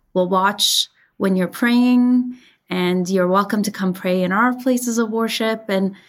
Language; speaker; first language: English; early bilingual, other home language; Persian